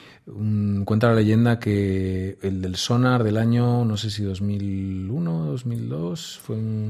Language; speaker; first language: Spanish; native; Spanish